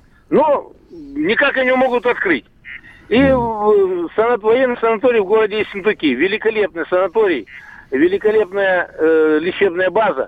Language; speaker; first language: Russian; native; Russian